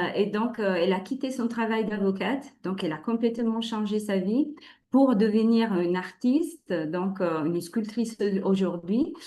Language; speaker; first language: French; non-native, fluent; Italian